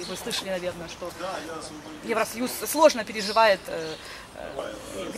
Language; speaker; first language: Russian; native; Russian